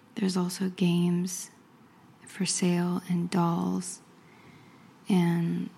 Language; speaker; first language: English; native; English